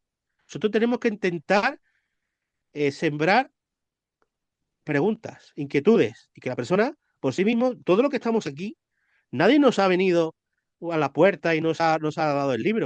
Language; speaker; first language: Spanish; native; Spanish